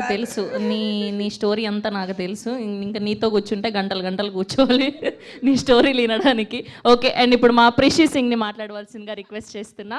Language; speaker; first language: Telugu; native; Telugu